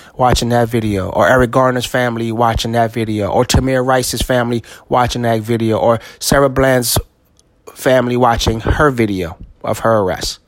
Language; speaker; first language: English; native; English